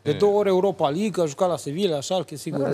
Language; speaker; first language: Romanian; native; Romanian